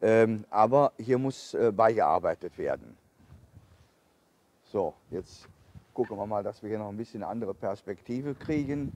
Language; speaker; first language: German; native; German